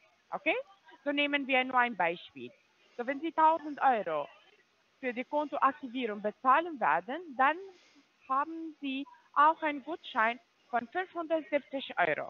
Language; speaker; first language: German; non-native, fluent; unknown